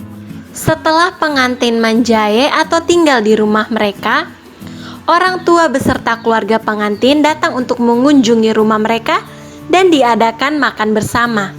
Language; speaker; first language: Indonesian; native; Indonesian